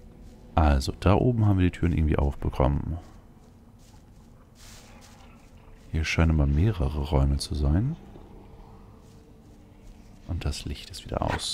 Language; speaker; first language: German; native; German